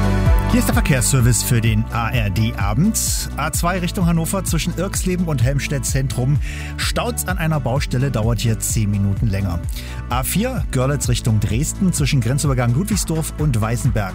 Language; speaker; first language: German; native; German